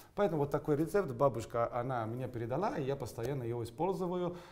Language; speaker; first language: Russian; non-native, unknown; Italian